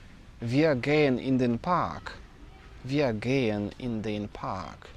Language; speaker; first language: German; non-native, fluent; Polish